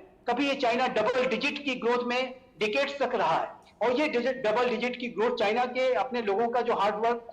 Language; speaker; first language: Hindi; native; Hindi